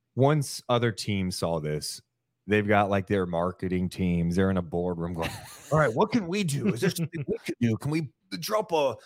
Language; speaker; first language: English; native; English